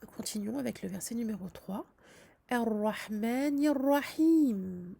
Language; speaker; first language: French; native; French